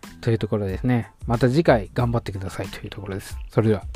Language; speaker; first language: Japanese; native; Japanese